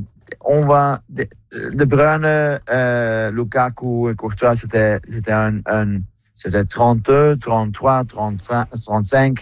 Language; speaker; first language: French; non-native, learner; Dutch